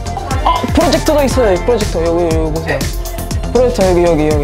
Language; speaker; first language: Korean; non-native, fluent; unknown